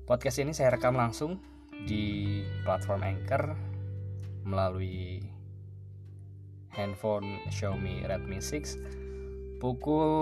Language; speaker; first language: Indonesian; native; Indonesian